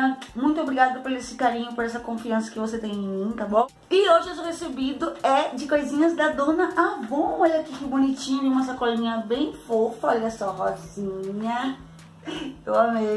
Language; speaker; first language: Portuguese; native; Portuguese